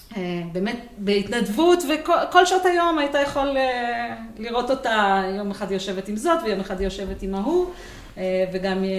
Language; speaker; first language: Hebrew; native; Hebrew